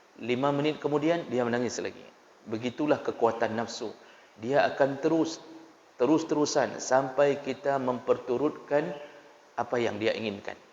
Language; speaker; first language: Malay; non-native, local second language; Achinese